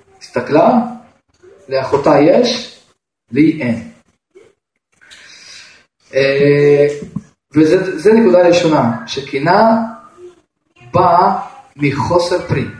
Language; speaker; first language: Hebrew; non-native, fluent; Russian